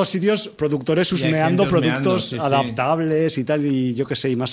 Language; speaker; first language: Spanish; native; Spanish